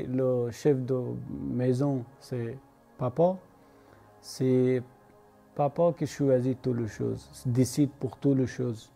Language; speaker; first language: French; non-native, learner; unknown